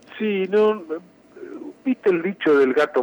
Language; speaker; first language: Spanish; native; Spanish